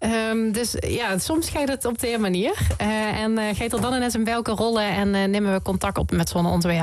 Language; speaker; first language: Dutch; native; Dutch